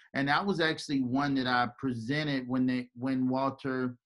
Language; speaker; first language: English; native; English